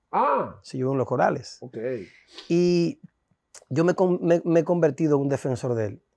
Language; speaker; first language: Spanish; native; Spanish